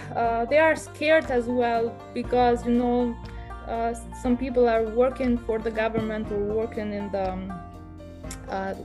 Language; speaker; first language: English; non-native, fluent; Albanian